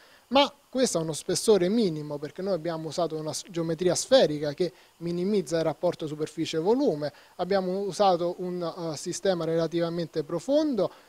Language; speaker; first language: Italian; native; Italian